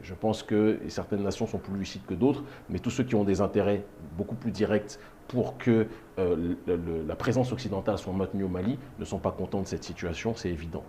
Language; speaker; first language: French; native; French